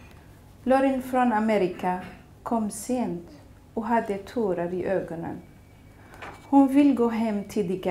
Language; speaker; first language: Swedish; non-native, fluent; Kurdish